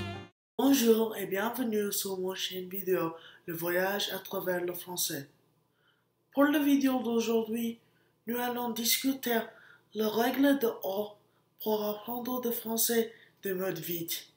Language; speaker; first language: French; non-native, learner; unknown